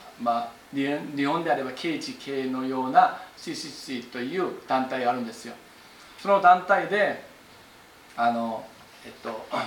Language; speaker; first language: Japanese; non-native, fluent; Korean